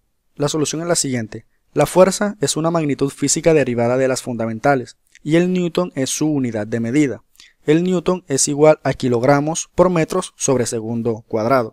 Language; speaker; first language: Spanish; native; Spanish